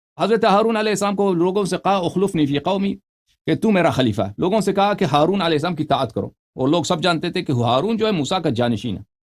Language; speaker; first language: Urdu; non-native, fluent; Persian